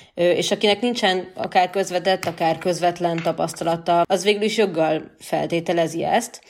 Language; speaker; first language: Hungarian; native; Hungarian